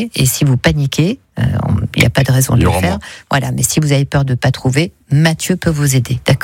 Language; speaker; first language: French; native; French